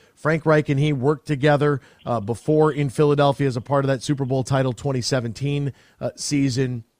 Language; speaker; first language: English; native; English